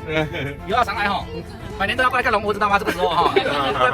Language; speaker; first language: Chinese; native; Chinese